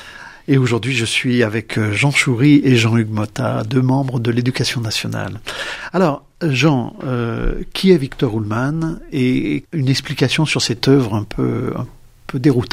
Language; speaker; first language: French; native; French